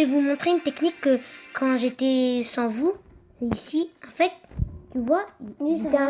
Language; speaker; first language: French; native; French